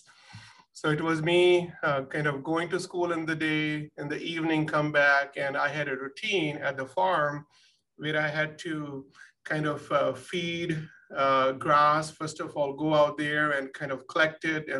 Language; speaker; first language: English; non-native, local second language; Punjabi